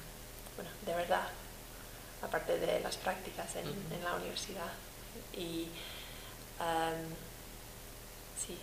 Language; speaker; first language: Spanish; non-native, fluent; English